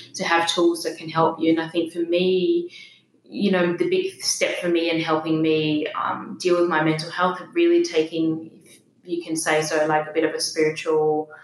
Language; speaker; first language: English; non-native, fluent; Danish